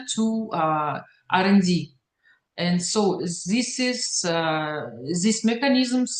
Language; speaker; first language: English; non-native, learner; Russian